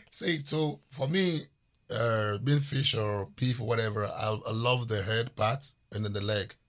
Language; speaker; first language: English; non-native, local second language; Ewe